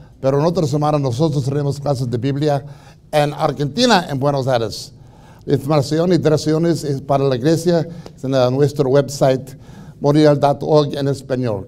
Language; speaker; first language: Spanish; non-native, learner; English